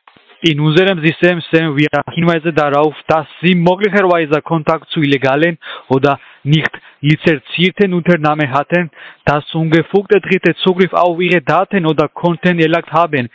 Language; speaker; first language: German; non-native, learner; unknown